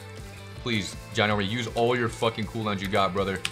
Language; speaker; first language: English; native; English